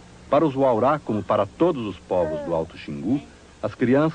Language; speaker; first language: Portuguese; native; Portuguese